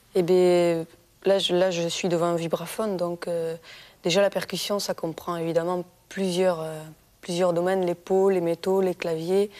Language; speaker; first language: French; native; French